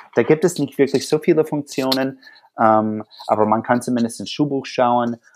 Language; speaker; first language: German; non-native, fluent; English